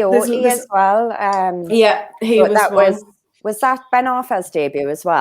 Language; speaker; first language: English; native; English